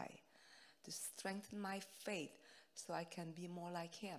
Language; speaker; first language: English; non-native, fluent; Indonesian